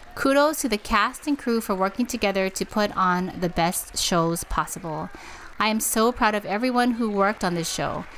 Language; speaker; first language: English; native; English